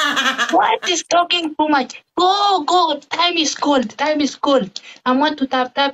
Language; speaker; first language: English; non-native, learner; Arabic